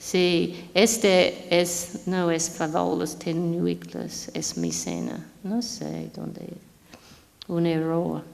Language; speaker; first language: Spanish; non-native, fluent; English